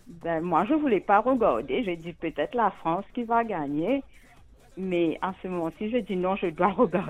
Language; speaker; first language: French; non-native, local second language; Morisyen